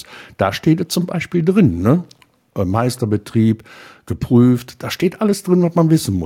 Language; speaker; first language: German; native; German